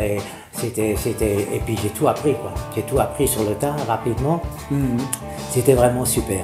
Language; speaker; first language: French; native; French